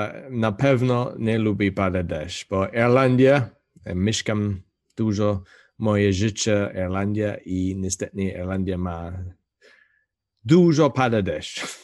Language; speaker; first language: Polish; non-native, learner; English